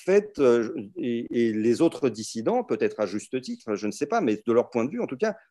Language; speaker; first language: French; early bilingual, other home language; Russian